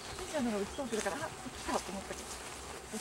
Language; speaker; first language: Japanese; native; Japanese